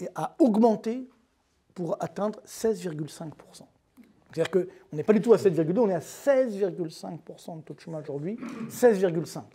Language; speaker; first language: French; native; French